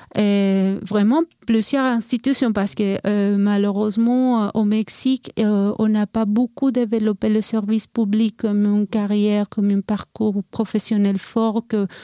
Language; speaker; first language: French; non-native, fluent; Spanish